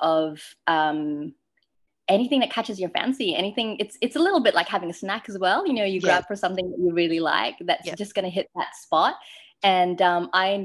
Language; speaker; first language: English; non-native, local second language; Malay